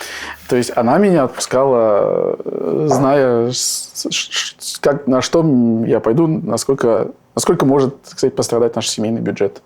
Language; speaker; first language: Russian; native; Russian